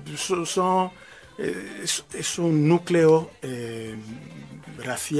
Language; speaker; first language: Spanish; non-native, fluent; Lingala